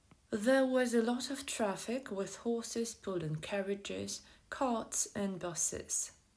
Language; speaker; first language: English; non-native, fluent; Ukrainian